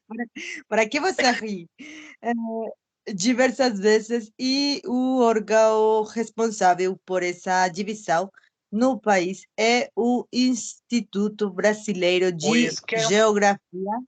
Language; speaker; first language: Portuguese; non-native, fluent; Spanish